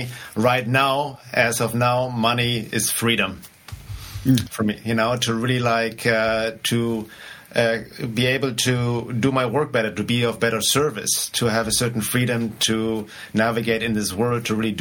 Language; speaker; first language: English; non-native, fluent; German